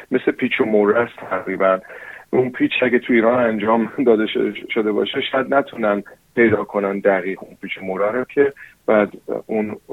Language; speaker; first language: Persian; early bilingual, heritage; Persian